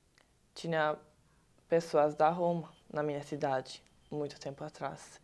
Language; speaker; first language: Portuguese; non-native, learner; Italian